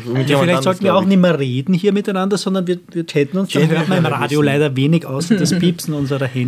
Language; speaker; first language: German; native; German